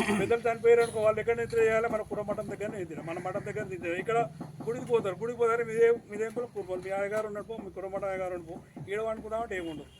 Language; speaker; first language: Telugu; native; Telugu